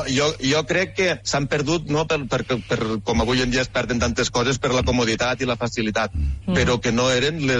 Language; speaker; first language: Catalan; native; Catalan